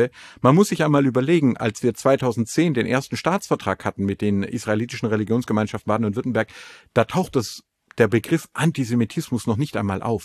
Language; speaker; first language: German; native; German